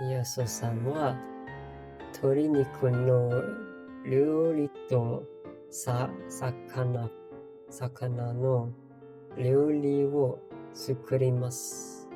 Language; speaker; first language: Japanese; non-native, learner; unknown